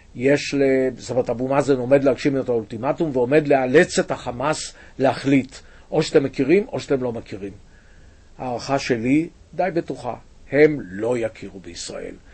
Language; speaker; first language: Hebrew; native; Hebrew